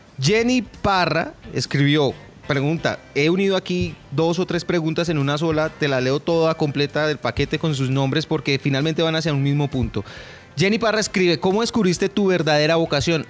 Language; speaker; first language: Spanish; native; Spanish